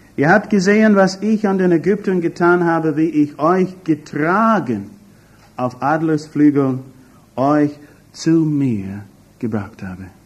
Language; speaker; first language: German; non-native, fluent; English